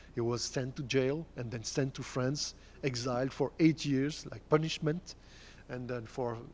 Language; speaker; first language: English; non-native, fluent; French